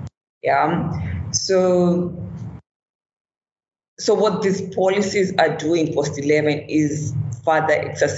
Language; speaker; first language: English; non-native, local second language; Swahili